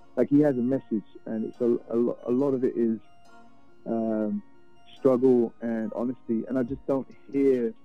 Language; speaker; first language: English; native; English